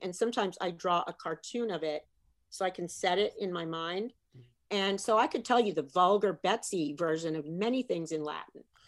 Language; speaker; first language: English; native; English